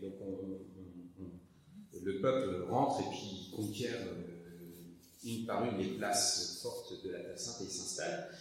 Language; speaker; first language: French; native; French